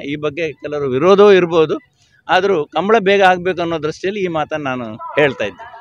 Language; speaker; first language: Kannada; native; Kannada